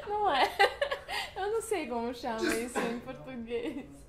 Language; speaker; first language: Portuguese; non-native, fluent; Russian